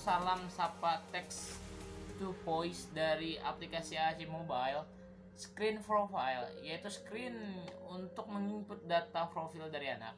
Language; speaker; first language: Indonesian; native; Indonesian